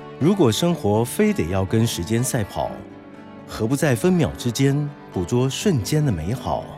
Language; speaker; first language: Chinese; native; Chinese